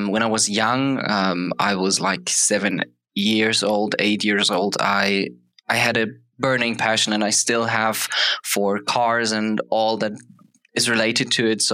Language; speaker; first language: English; non-native, fluent; German